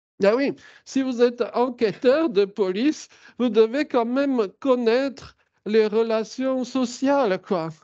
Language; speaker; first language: French; early bilingual, other home language; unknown